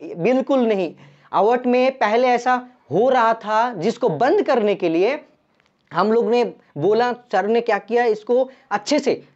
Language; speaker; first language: Hindi; non-native, local second language; Bangla